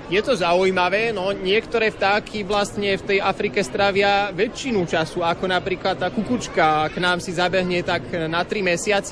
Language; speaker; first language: Slovak; native; Slovak